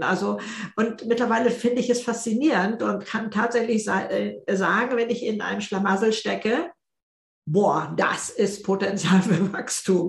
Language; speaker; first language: German; native; German